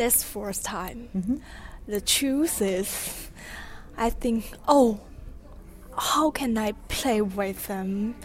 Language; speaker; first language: English; non-native, learner; Chinese